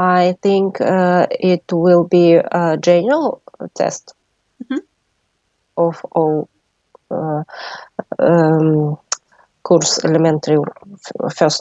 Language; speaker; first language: English; non-native, learner; Russian